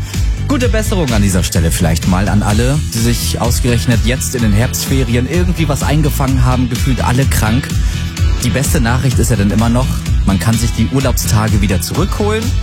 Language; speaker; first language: German; native; German